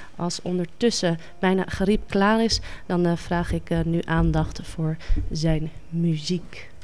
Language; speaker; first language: Dutch; native; Dutch